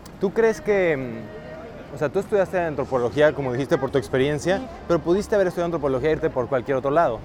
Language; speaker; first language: Spanish; native; Spanish